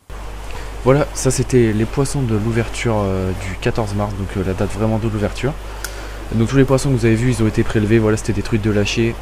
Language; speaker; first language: French; native; French